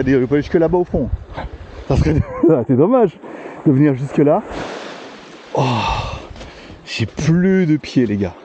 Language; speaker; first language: French; native; French